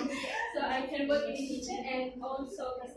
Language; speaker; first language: English; non-native, local second language; Malay